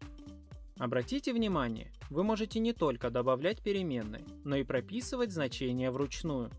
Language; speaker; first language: Russian; native; Russian